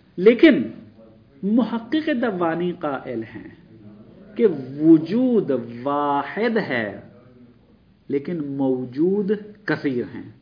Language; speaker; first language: Urdu; non-native, local second language; Punjabi